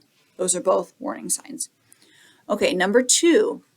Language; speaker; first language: English; native; English